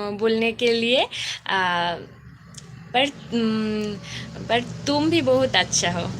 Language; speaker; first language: Hindi; non-native, local second language; Bangla